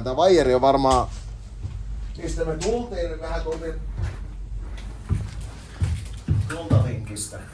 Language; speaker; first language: Finnish; native; Finnish